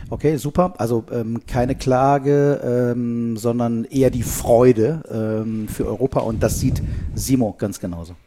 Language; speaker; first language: German; native; German